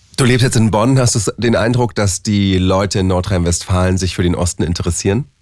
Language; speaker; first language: German; native; German